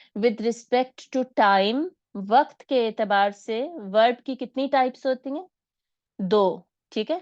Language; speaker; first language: Urdu; native; Urdu